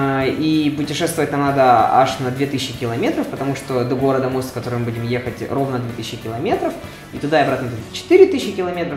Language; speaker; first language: Russian; non-native, local second language; Ukrainian